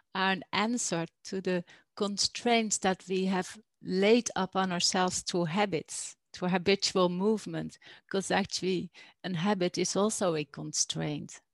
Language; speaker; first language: English; non-native, fluent; Dutch